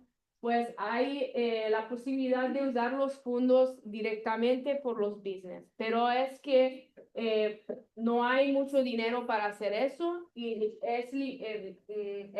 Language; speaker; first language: Spanish; non-native, learner; Italian